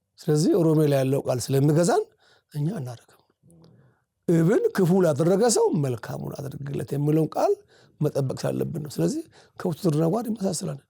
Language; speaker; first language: Amharic; native; Amharic